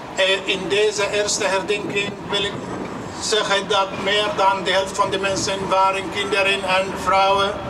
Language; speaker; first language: Dutch; non-native, learner; Arabic